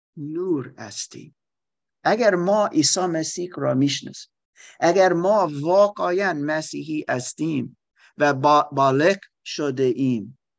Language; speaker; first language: Persian; non-native, learner; German